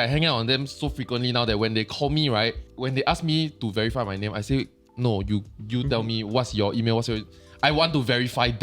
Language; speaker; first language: English; native; English